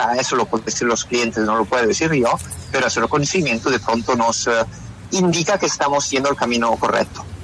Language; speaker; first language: Spanish; non-native, fluent; Italian